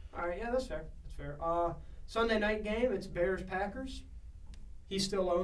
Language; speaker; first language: English; native; English